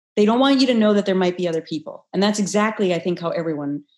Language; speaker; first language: English; native; English